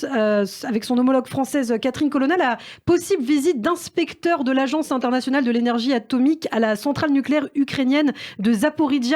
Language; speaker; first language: French; native; French